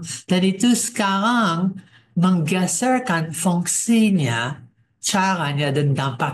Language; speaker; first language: Indonesian; non-native, fluent; English